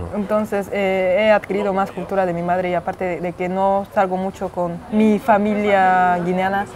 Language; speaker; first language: Spanish; non-native, local second language; Russian